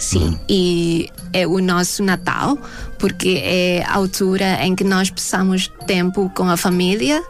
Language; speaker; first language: Portuguese; non-native, fluent; Thai